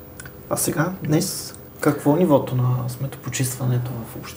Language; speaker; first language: Bulgarian; native; Bulgarian